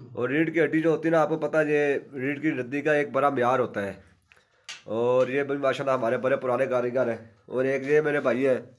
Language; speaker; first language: Urdu; non-native, local second language; Punjabi